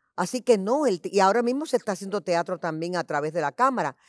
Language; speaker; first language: Spanish; early bilingual, heritage; Spanish